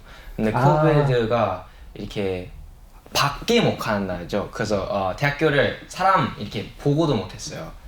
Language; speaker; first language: Korean; early bilingual, heritage; English